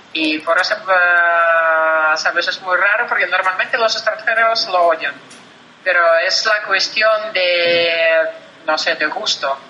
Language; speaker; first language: Spanish; non-native, fluent; Russian